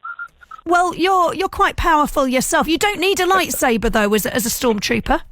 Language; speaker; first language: English; native; English